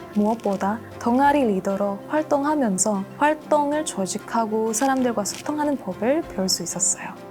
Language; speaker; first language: Korean; non-native, fluent; Indonesian